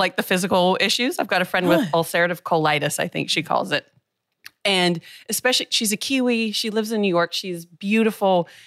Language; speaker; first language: English; native; English